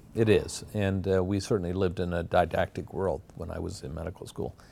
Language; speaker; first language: English; native; English